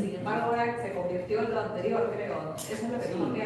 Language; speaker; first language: Spanish; native; Spanish